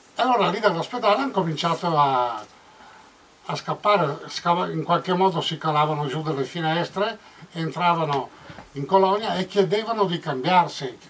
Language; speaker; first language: Italian; native; Italian